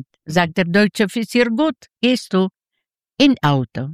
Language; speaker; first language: German; non-native, learner; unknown